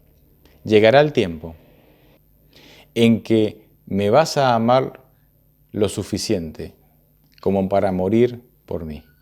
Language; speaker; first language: Spanish; native; Spanish